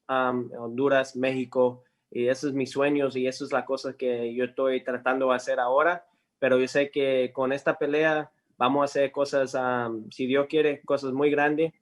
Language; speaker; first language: Spanish; early bilingual, heritage; English